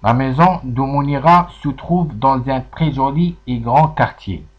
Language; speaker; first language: French; non-native, local second language; Arabic